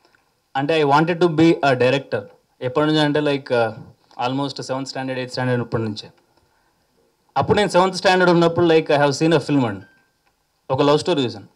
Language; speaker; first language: Telugu; native; Telugu